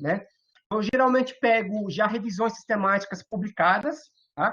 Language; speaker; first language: Portuguese; native; Portuguese